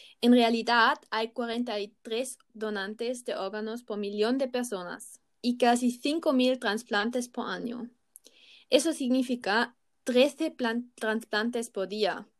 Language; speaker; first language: Spanish; non-native, learner; German